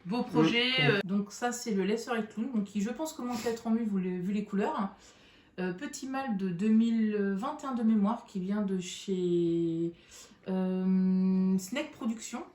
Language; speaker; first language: French; native; French